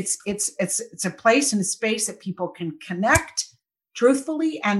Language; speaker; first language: English; native; English